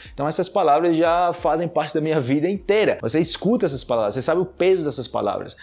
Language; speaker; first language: Portuguese; native; Portuguese